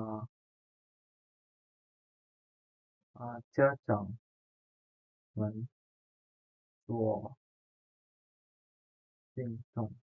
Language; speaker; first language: Chinese; non-native, fluent; Indonesian